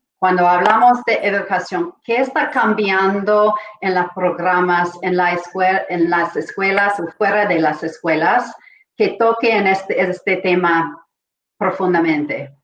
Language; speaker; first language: Spanish; non-native, fluent; English